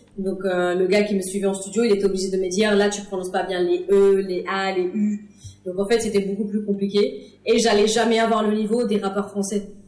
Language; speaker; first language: French; non-native, fluent; English